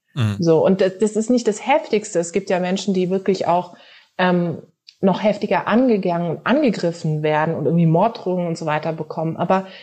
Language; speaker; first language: German; native; German